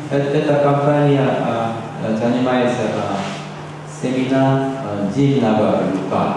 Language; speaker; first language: Russian; non-native, learner; Korean